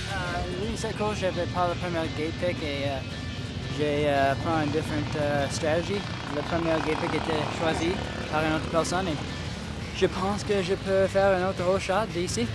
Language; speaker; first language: French; non-native, learner; English